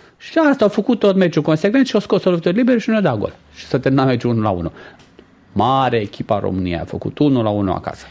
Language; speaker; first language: Romanian; native; Romanian